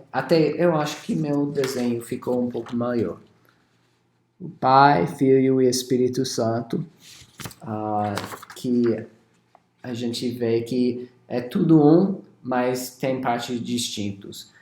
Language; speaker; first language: Portuguese; non-native, fluent; English